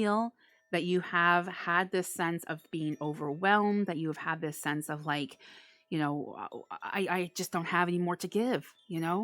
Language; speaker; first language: English; native; English